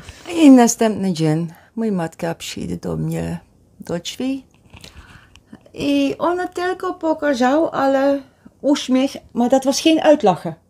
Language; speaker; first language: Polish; non-native, learner; Dutch